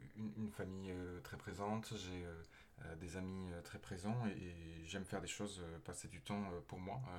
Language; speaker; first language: French; native; French